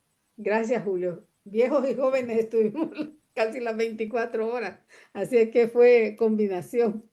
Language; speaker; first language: Spanish; native; Spanish